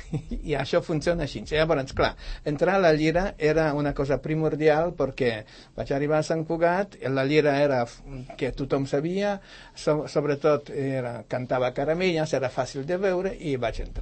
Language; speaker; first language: Catalan; non-native, fluent; Polish